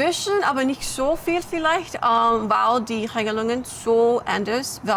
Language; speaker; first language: German; non-native, learner; English